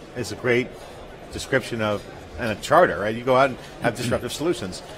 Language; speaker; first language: English; native; English